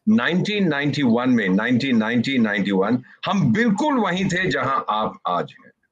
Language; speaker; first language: Hindi; native; Hindi